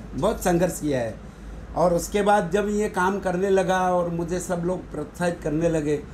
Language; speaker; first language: Hindi; non-native, local second language; Gujarati